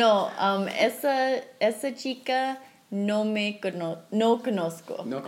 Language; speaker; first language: Spanish; non-native, fluent; English